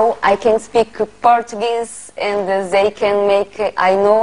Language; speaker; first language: English; non-native, learner; Portuguese